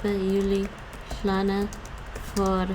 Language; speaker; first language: Dutch; non-native, learner; English